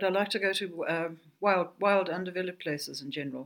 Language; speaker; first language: English; native; English